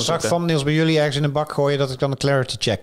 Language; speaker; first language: Dutch; native; Dutch